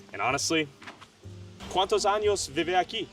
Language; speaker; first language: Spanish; non-native, learner; English